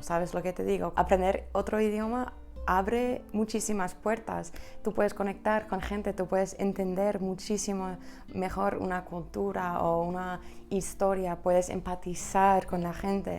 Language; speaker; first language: Spanish; non-native, fluent; English